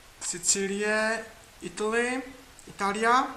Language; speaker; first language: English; non-native, learner; Czech